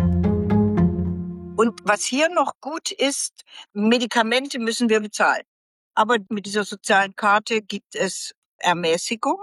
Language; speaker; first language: German; native; German